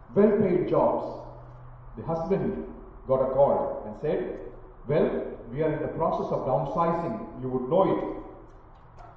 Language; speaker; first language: English; non-native, local second language; Malayalam